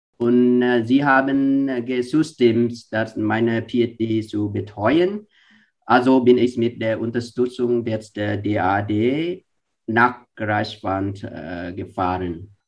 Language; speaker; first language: German; non-native, learner; Vietnamese